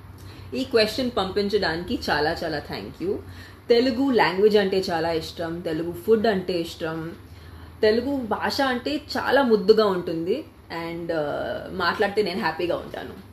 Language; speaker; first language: Telugu; non-native, fluent; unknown